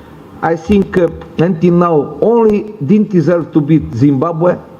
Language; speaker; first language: English; non-native, learner; Portuguese